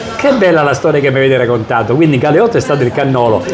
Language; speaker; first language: Italian; native; Italian